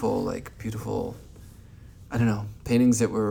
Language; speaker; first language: English; native; English